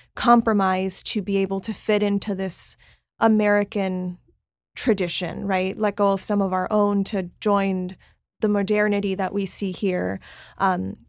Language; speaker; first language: English; native; English